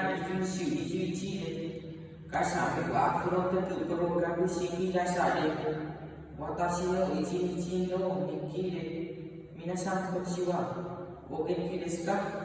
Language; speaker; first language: Japanese; non-native, learner; Vietnamese